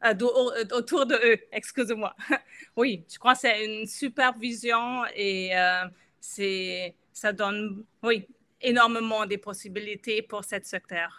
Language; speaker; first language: French; non-native, fluent; German